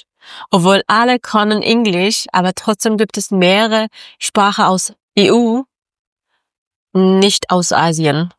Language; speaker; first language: German; non-native, learner; Persian